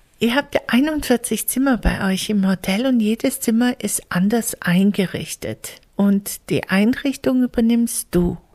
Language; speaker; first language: German; native; German